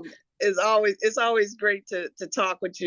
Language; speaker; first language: English; native; English